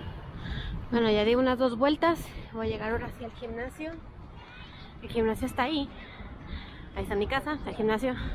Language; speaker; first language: Spanish; native; Spanish